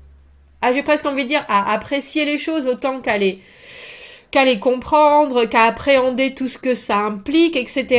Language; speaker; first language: French; native; French